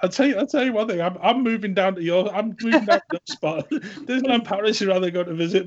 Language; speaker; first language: English; native; English